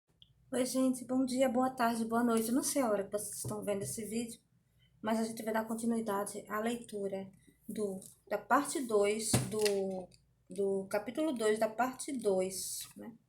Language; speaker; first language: Portuguese; native; Portuguese